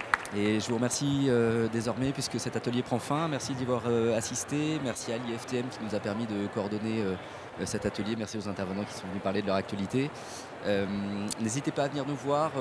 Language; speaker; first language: French; native; French